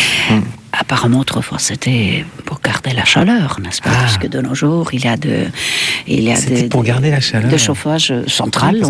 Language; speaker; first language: French; non-native, fluent; Estonian